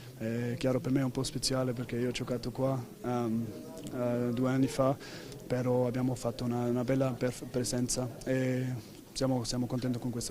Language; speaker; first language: Italian; non-native, fluent; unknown